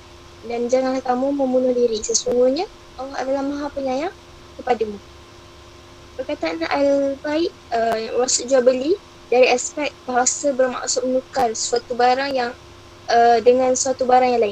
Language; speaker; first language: Malay; native; Malay